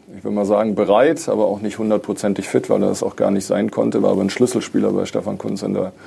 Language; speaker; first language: German; native; German